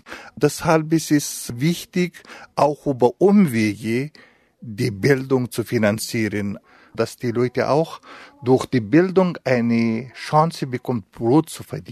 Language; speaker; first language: German; non-native, fluent; Pashto